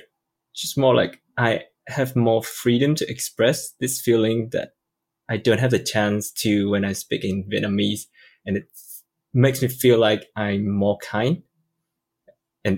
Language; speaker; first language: English; non-native, fluent; Vietnamese